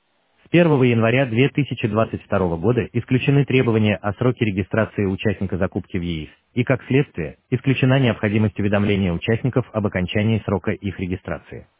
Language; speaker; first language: Russian; native; Russian